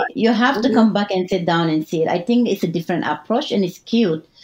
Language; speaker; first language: English; non-native, fluent; French